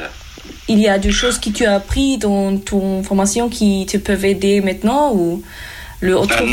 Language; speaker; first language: French; non-native, learner; German